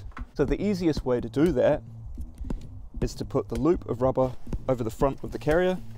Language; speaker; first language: English; native; English